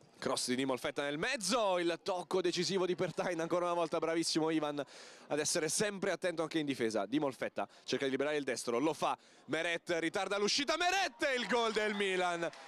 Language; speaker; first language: Italian; native; Italian